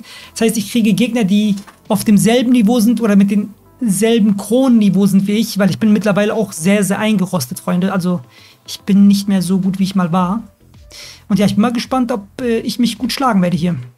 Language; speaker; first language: German; native; German